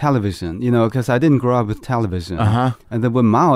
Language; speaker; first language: English; non-native, fluent; Chinese